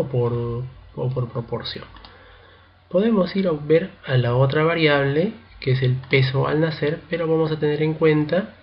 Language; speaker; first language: Spanish; native; Spanish